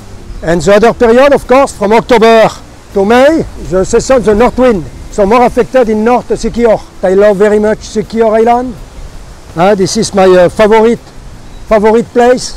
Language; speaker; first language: English; non-native, learner; French